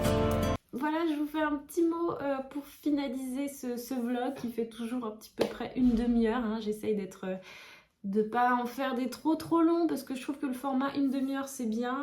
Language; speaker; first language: French; native; French